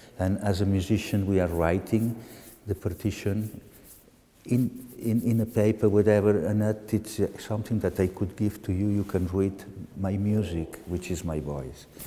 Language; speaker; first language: English; non-native, fluent; Catalan